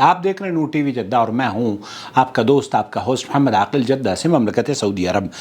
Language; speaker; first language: Urdu; native; Urdu